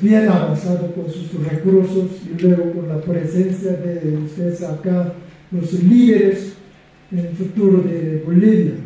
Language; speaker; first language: Spanish; non-native, fluent; Korean